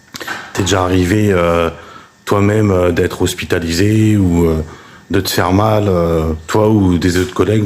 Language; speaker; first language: French; native; French